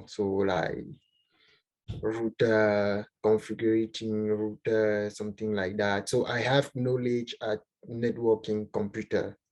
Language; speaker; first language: English; non-native, learner; French